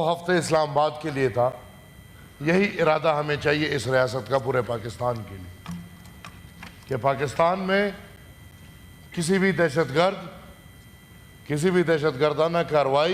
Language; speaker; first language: Urdu; non-native, local second language; Pashto